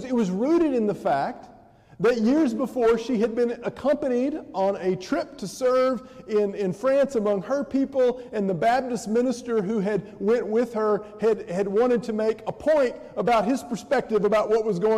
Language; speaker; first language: English; native; English